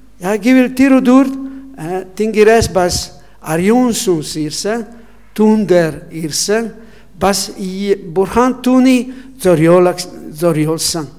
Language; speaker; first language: Mongolian; non-native, learner; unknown